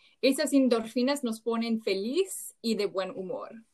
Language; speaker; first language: Spanish; non-native, learner; English